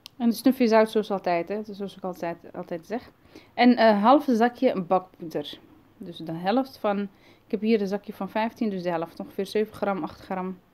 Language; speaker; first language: Dutch; early bilingual, other home language; Arabic